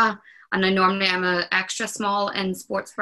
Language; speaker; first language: English; native; English